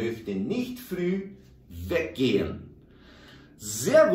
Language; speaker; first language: German; non-native, fluent; Portuguese